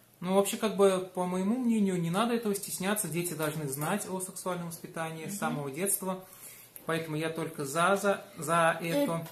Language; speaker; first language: Russian; native; Russian